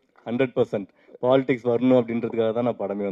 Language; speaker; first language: Tamil; native; Tamil